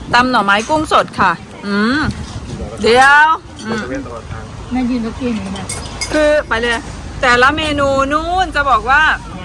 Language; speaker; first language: Thai; native; Thai